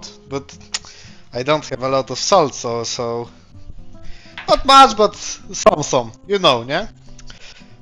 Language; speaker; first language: English; non-native, learner; Polish